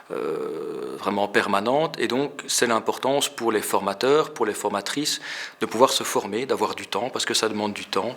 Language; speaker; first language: French; native; French